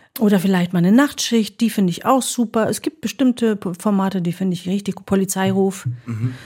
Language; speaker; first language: German; early bilingual, other home language; Greek